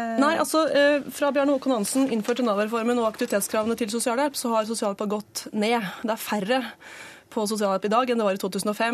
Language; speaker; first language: Norwegian; native; Norwegian